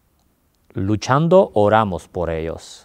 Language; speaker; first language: Spanish; non-native, fluent; Armenian